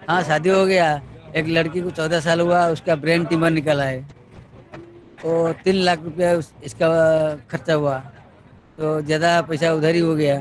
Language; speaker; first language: Hindi; non-native, local second language; Odia